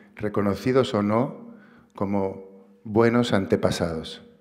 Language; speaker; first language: Spanish; native; Spanish